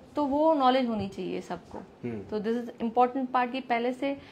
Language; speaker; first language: Hindi; non-native, local second language; Gujarati